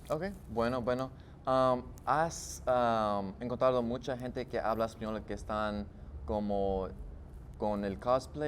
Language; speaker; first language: Spanish; non-native, learner; English